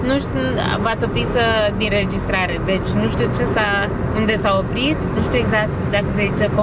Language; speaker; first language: Romanian; early bilingual, heritage; Romanian